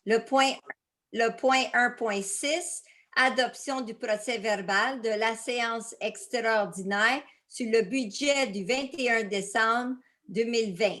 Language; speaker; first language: French; native; French